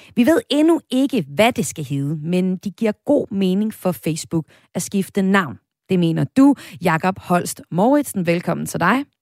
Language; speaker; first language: Danish; native; Danish